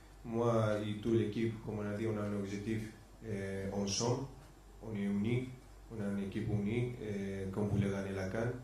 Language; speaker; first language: French; non-native, fluent; Spanish